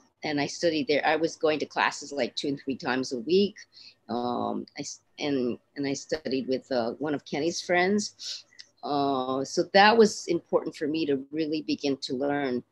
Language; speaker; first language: English; native; English